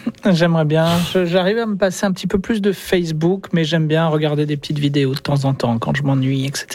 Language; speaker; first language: French; native; French